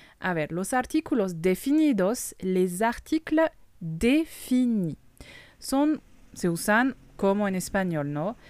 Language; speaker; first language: Spanish; non-native, fluent; French